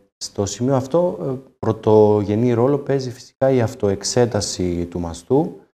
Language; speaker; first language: Greek; native; Greek